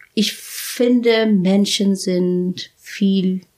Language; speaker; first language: German; non-native, fluent; Bangla